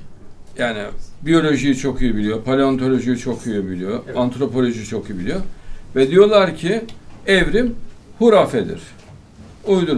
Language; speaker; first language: Turkish; native; Turkish